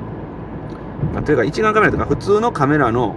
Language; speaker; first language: Japanese; native; Japanese